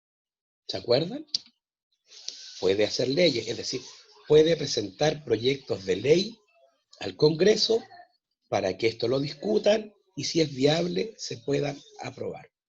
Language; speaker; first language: Spanish; native; Spanish